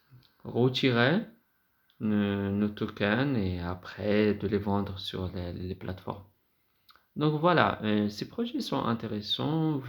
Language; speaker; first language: French; non-native, fluent; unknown